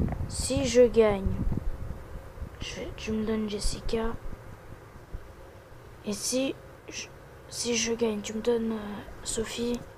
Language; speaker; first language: French; native; French